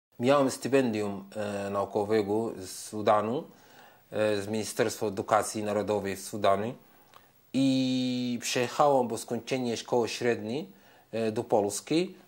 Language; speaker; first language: Polish; non-native, fluent; Arabic